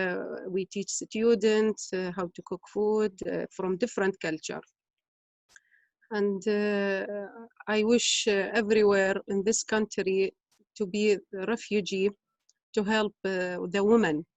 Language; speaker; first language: English; non-native, learner; Arabic